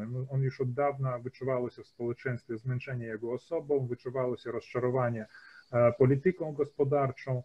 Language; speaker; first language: Polish; early bilingual, heritage; Polish